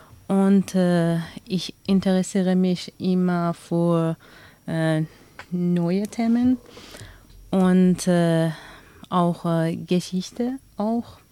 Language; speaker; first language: German; non-native, learner; Persian